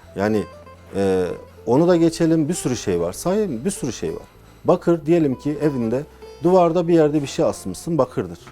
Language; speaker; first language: Turkish; native; Turkish